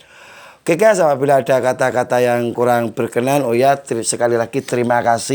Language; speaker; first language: Indonesian; native; Indonesian